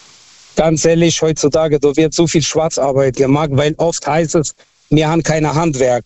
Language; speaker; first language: German; early bilingual, other home language; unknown